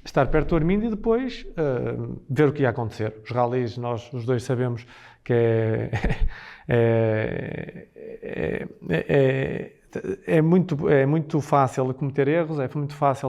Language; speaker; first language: Portuguese; native; Portuguese